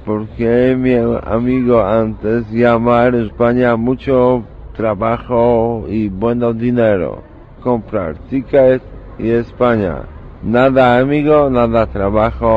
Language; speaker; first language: Spanish; non-native, learner; Polish